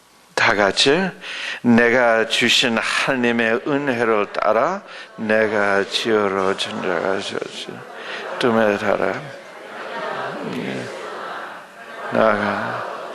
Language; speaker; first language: Korean; early bilingual, other home language; English